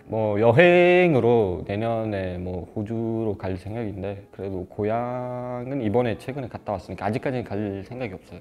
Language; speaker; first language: Korean; non-native, fluent; Uzbek